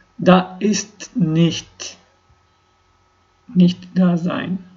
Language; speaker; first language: German; non-native, learner; Ukrainian